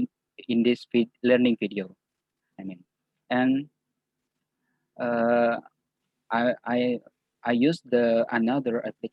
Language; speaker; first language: English; non-native, fluent; Indonesian